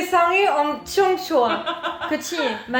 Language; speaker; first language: Korean; non-native, learner; French